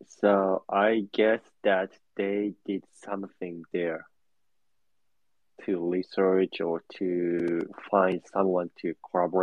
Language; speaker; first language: English; non-native, learner; Japanese